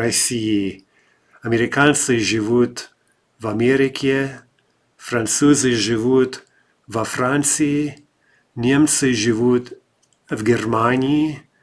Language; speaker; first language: Russian; non-native, fluent; English